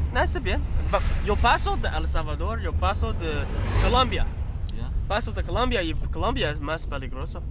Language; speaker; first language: Spanish; non-native, learner; English